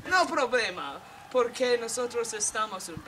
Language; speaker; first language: Spanish; non-native, learner; English